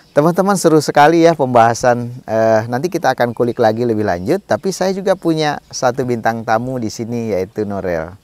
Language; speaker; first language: Indonesian; native; Indonesian